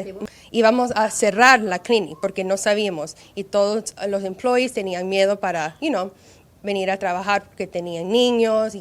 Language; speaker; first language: Spanish; early bilingual, heritage; Spanish